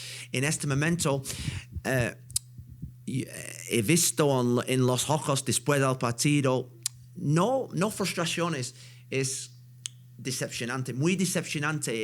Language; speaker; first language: Spanish; non-native, learner; English